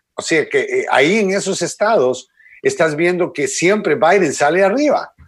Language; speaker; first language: Spanish; native; Spanish